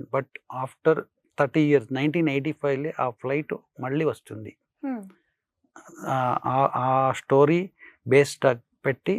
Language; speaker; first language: Telugu; non-native, learner; Kannada